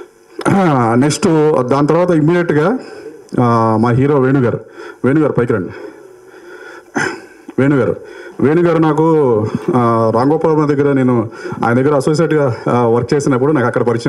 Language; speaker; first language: Telugu; native; Telugu